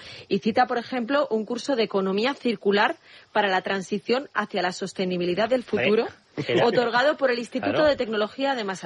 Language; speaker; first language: Spanish; native; Spanish